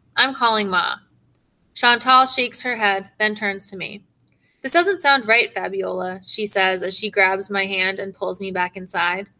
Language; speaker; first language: English; native; English